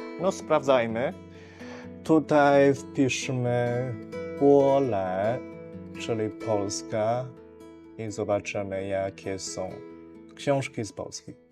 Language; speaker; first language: Polish; non-native, fluent; Chinese